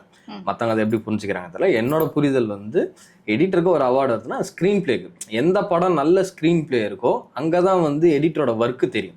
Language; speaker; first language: Tamil; native; Tamil